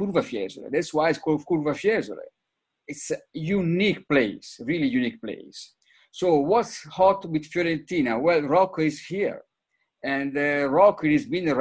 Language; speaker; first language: English; non-native, fluent; Italian